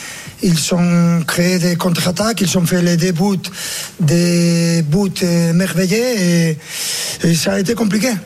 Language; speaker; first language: French; non-native, learner; Spanish